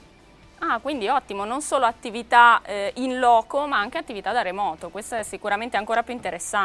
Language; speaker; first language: Italian; native; Italian